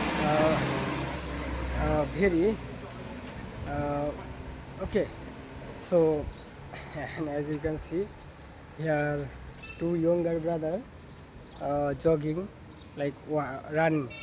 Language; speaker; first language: English; non-native, learner; Bangla